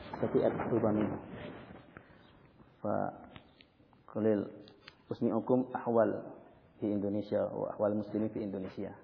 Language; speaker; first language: Arabic; non-native, learner; Indonesian